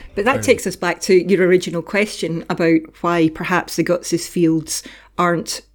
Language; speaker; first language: English; native; English